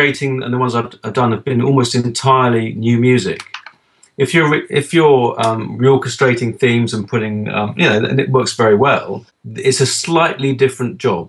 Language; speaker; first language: English; native; English